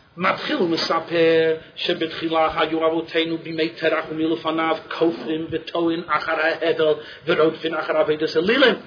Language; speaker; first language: Hebrew; non-native, fluent; English